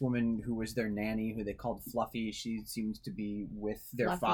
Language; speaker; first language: English; native; English